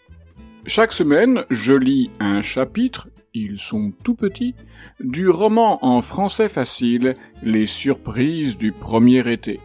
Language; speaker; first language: French; native; French